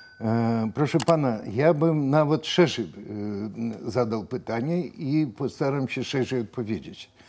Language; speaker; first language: Polish; non-native, fluent; Russian